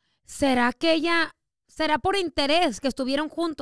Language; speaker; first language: Spanish; early bilingual, heritage; Spanish